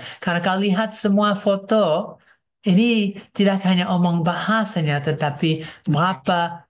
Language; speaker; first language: Indonesian; non-native, fluent; English